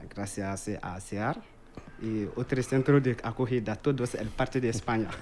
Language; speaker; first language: Spanish; non-native, learner; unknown